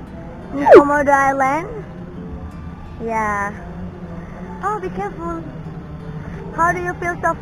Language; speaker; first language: English; non-native, learner; Indonesian